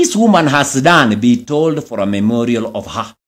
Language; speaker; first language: English; non-native, local second language; Swahili